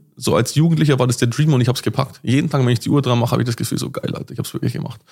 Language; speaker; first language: German; native; German